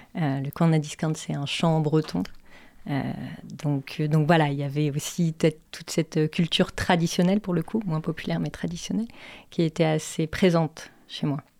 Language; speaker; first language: French; native; French